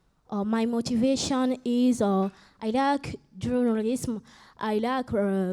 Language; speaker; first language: English; non-native, learner; French